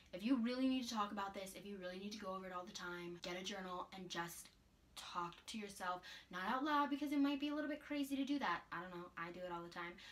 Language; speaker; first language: English; native; English